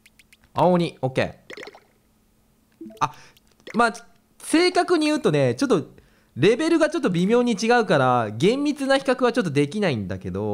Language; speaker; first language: Japanese; native; Japanese